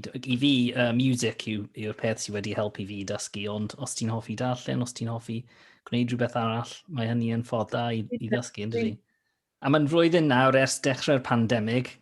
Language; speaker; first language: Welsh; non-native, fluent; English